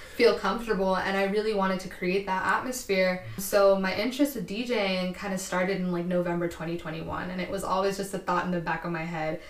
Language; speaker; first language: English; native; English